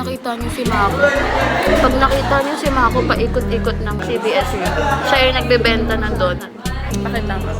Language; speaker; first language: Filipino; native; Filipino